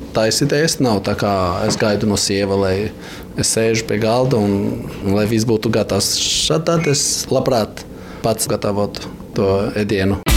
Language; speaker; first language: Latvian; non-native, fluent; Albanian